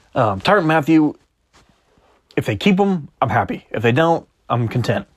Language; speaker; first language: English; native; English